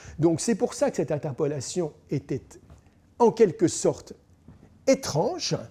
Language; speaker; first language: French; native; French